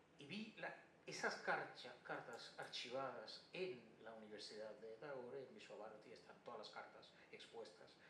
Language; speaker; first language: Spanish; non-native, fluent; Bangla